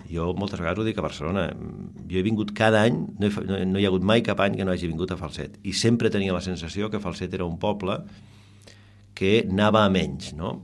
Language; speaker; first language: Catalan; non-native, local second language; Spanish